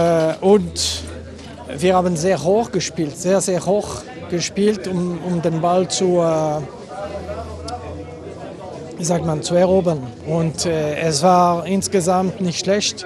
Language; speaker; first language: German; non-native, fluent; French